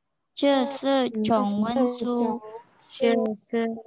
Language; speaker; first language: Chinese; non-native, learner; Indonesian